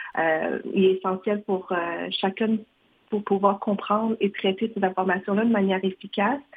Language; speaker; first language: French; non-native, fluent; Vietnamese